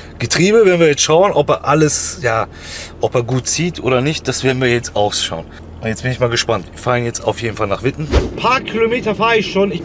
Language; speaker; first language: German; early bilingual, other home language; Turkish